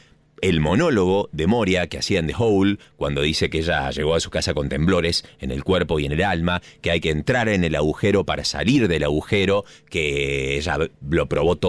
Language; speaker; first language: Spanish; native; Spanish